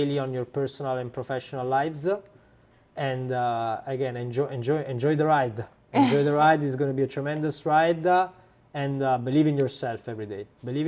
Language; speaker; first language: English; non-native, fluent; Italian